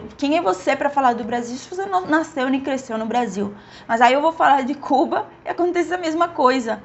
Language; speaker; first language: Portuguese; non-native, fluent; Spanish